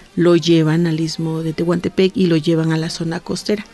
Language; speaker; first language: Spanish; native; Spanish